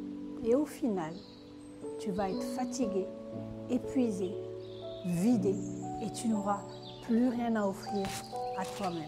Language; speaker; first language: French; non-native, local second language; Arabic